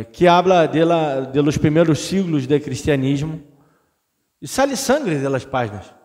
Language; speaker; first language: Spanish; non-native, fluent; Portuguese